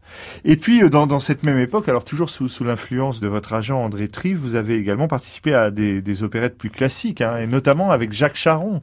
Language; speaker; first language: French; native; French